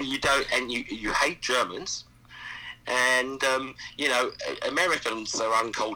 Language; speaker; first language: English; native; English